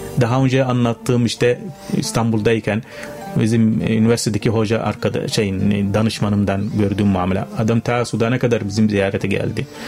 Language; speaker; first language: Turkish; non-native, fluent; Arabic